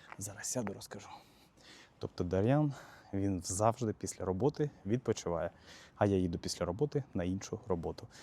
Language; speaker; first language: Ukrainian; native; Ukrainian